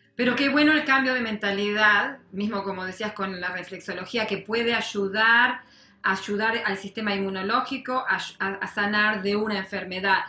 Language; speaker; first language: Spanish; native; Spanish